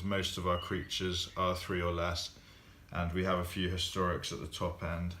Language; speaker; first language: English; native; English